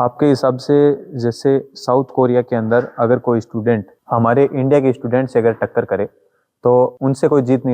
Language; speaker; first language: Hindi; native; Hindi